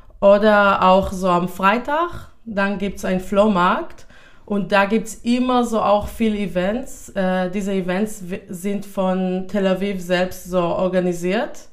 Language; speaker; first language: German; non-native, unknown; Hebrew